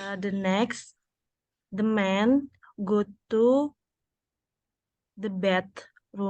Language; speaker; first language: English; non-native, learner; Indonesian